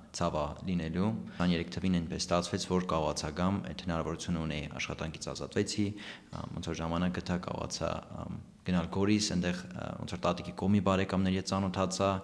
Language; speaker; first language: Armenian; early bilingual, heritage; Armenian